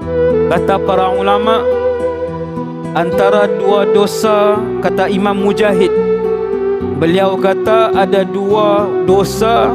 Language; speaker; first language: Malay; native; Malay